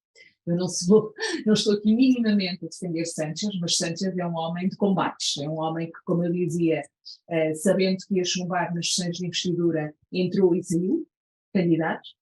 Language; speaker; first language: Portuguese; native; Portuguese